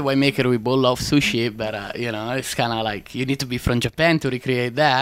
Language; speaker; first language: English; non-native, learner; Italian